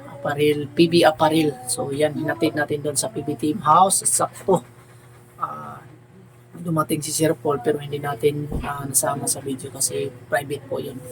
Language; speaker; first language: Filipino; non-native, local second language; Cebuano